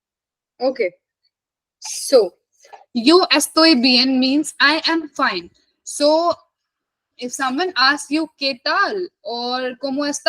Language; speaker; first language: Spanish; non-native, fluent; Hindi